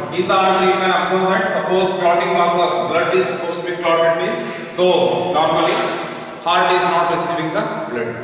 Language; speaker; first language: English; non-native, local second language; Kannada